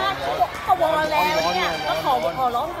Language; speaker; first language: Thai; native; Thai